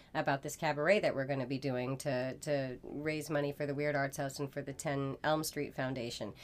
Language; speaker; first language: English; native; English